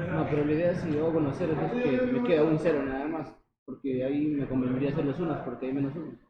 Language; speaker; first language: Spanish; native; Spanish